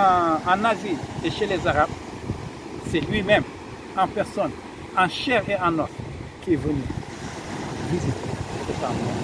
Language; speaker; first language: French; non-native, local second language; Wolof